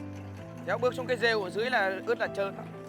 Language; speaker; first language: Vietnamese; native; Vietnamese